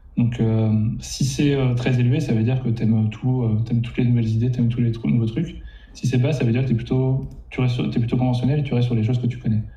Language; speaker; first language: French; native; French